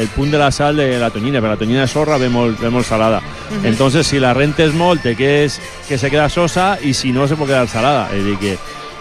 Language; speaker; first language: Catalan; native; Catalan